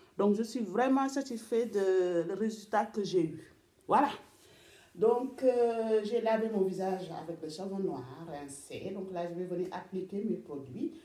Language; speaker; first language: French; non-native, local second language; Wolof